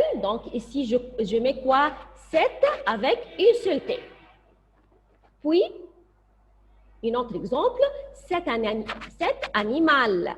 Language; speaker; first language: French; non-native, fluent; Arabic